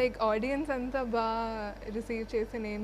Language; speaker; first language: Telugu; non-native, fluent; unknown